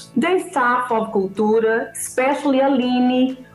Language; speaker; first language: English; non-native, fluent; Portuguese